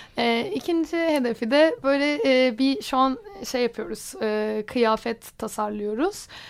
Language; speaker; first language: Turkish; native; Turkish